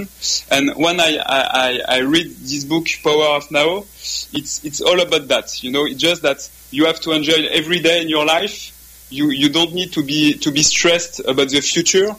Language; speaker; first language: English; non-native, fluent; French